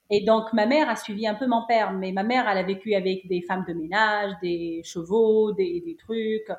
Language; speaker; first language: French; non-native, local second language; Arabic